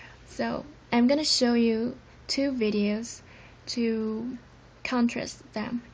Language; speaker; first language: English; non-native, fluent; Korean